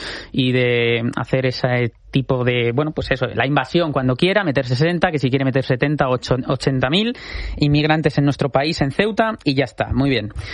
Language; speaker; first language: Spanish; native; Spanish